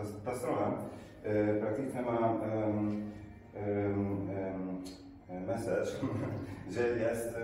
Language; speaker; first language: Polish; non-native, learner; Italian